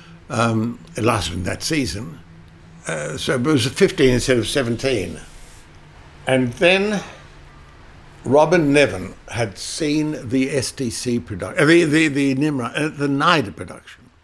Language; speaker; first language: English; native; English